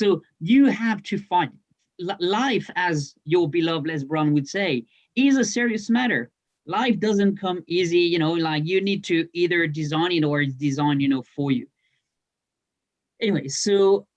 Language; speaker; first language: English; non-native, fluent; French